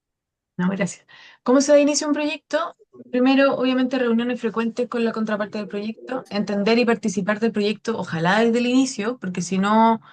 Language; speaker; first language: Spanish; native; Spanish